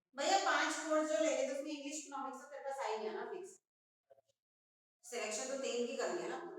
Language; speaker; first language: Hindi; native; Hindi